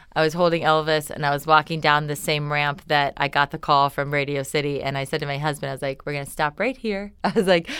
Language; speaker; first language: English; native; English